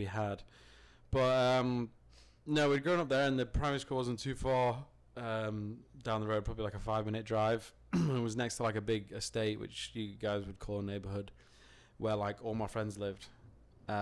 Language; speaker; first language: English; native; English